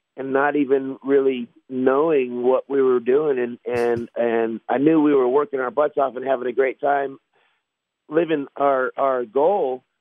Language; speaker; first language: English; native; English